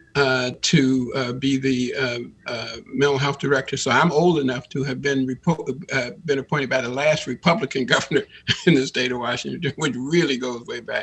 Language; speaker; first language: English; native; English